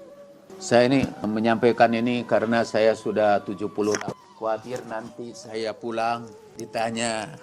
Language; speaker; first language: Indonesian; native; Indonesian